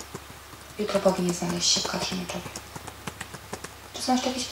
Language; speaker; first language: Polish; native; Polish